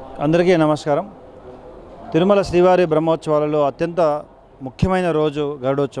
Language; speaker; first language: Telugu; native; Telugu